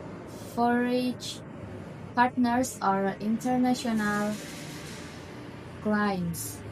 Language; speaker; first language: English; non-native, learner; Indonesian